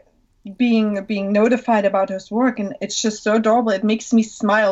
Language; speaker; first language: English; non-native, fluent; German